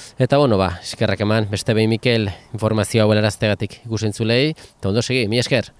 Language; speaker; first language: Basque; native; Basque